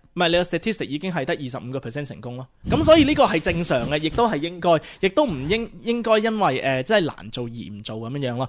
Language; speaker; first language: Cantonese; early bilingual, heritage; Cantonese